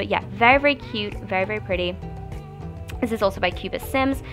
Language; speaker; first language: English; native; English